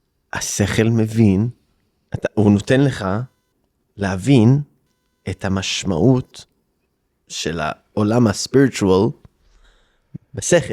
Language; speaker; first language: Hebrew; early bilingual, heritage; English